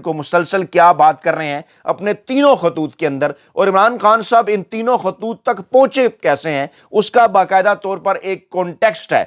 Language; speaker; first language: Urdu; native; Urdu